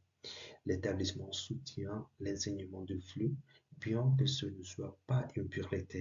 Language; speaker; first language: French; non-native, learner; Spanish